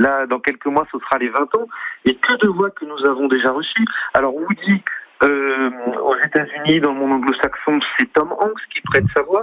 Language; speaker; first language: French; native; French